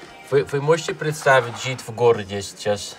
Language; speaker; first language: Russian; non-native, fluent; Dutch